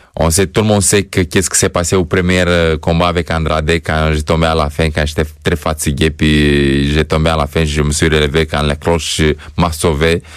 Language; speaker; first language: French; non-native, fluent; Romanian